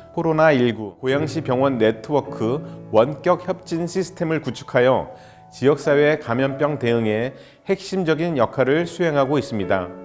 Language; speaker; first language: Korean; native; Korean